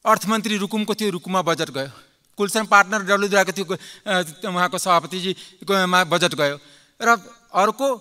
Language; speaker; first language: Nepali; non-native, local second language; Maithili